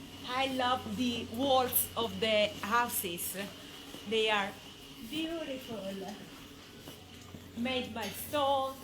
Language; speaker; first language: English; non-native, fluent; Italian